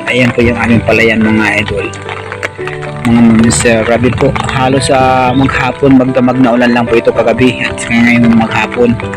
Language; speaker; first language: Filipino; non-native, local second language; Bikol